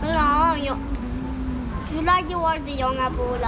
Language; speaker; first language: Korean; early bilingual, heritage; Korean